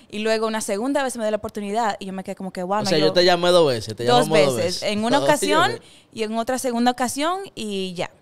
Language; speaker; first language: Spanish; early bilingual, heritage; Spanish